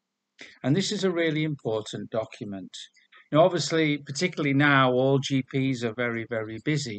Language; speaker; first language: English; native; English